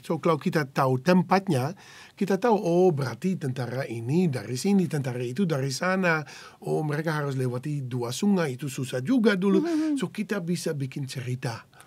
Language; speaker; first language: Indonesian; non-native, fluent; Dutch